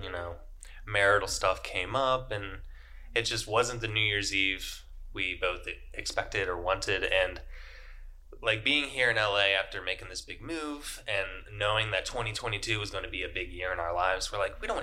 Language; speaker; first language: English; native; English